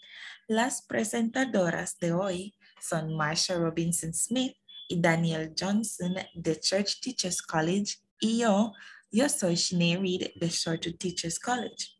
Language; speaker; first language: Spanish; non-native, fluent; English